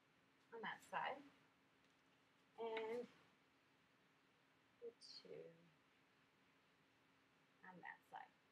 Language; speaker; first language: English; native; English